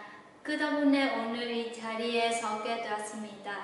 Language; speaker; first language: Korean; non-native, learner; Vietnamese